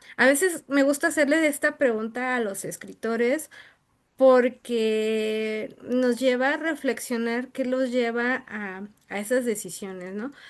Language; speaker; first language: Spanish; native; Spanish